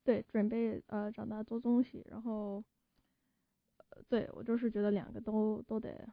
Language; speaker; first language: Chinese; early bilingual, heritage; Chinese